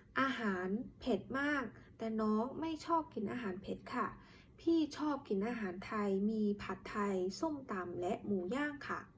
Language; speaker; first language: Thai; non-native, learner; Khmer